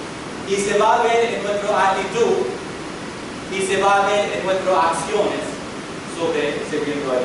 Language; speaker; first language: Spanish; non-native, fluent; English